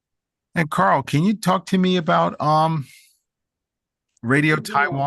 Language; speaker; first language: English; native; English